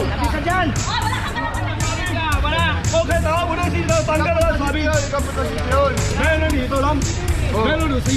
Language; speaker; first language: Filipino; non-native, learner; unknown